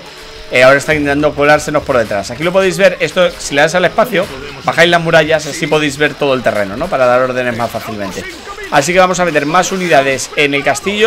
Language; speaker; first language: Spanish; native; Spanish